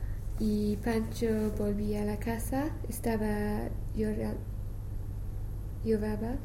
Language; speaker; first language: Spanish; non-native, learner; English